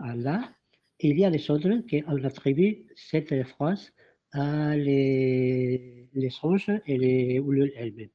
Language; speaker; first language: French; non-native, fluent; Spanish